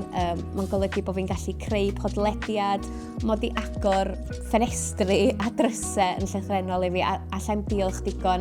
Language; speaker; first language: Welsh; native; Welsh